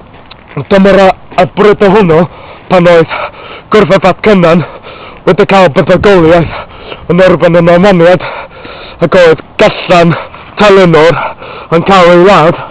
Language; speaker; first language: Welsh; non-native, local second language; English